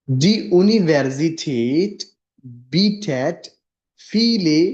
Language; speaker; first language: German; non-native, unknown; Hindi